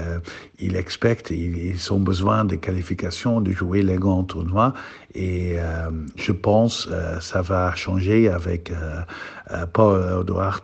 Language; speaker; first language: French; non-native, fluent; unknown